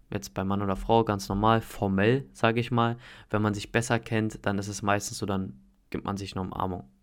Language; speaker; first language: German; native; German